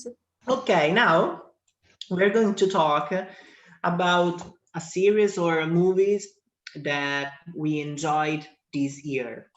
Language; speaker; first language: English; non-native, fluent; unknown